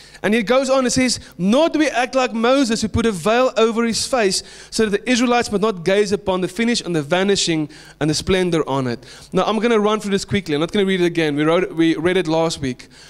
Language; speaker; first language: English; non-native, local second language; Afrikaans